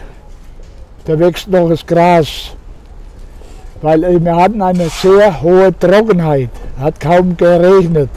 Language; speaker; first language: German; native; German